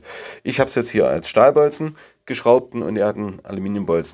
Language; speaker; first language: German; native; German